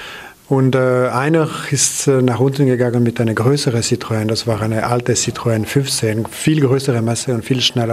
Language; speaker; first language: German; non-native, local second language; French